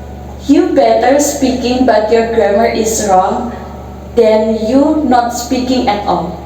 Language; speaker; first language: English; non-native, learner; Indonesian